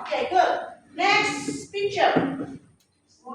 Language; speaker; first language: English; non-native, fluent; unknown